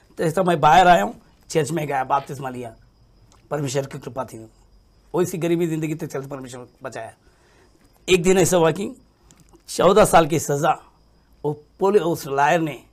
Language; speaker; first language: Hindi; native; Hindi